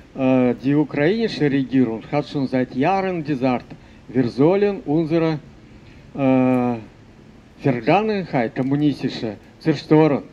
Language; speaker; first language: German; non-native, fluent; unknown